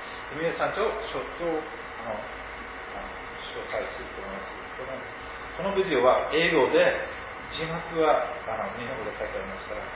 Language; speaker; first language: Japanese; non-native, fluent; English